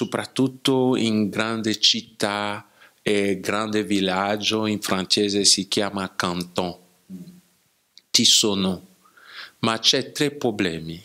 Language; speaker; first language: Italian; non-native, learner; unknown